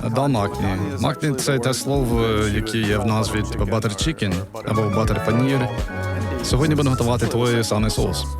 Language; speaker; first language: Ukrainian; non-native, fluent; English